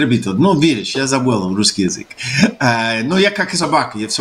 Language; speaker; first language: Russian; non-native, fluent; English